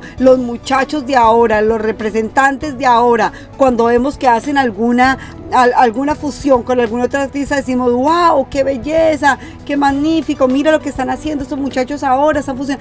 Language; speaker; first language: Spanish; native; Spanish